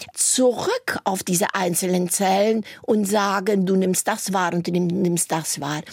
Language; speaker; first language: German; native; German